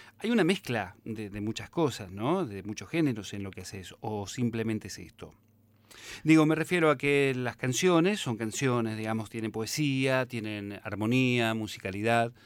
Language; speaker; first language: Spanish; native; Spanish